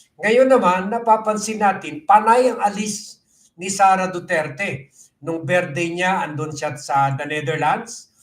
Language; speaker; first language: Filipino; native; Filipino